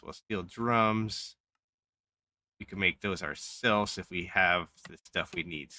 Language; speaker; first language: English; native; English